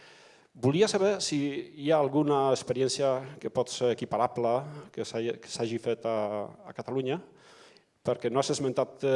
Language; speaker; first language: Catalan; non-native, learner; Basque